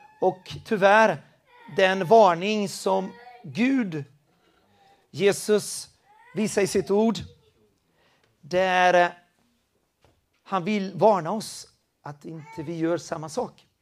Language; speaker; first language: Swedish; non-native, fluent; Spanish